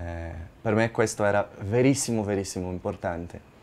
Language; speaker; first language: Italian; non-native, learner; Portuguese